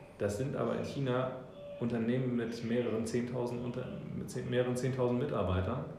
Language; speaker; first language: German; early bilingual, other home language; English